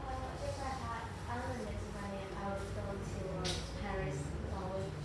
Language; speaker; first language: English; non-native, learner; Vietnamese